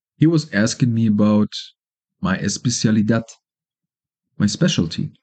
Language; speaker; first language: English; non-native, fluent; German